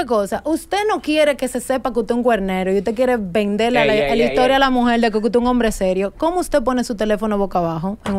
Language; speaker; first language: Spanish; native; Spanish